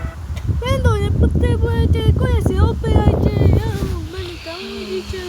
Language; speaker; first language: Polish; non-native, learner; Slovak